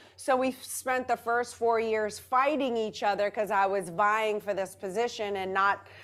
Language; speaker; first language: English; native; English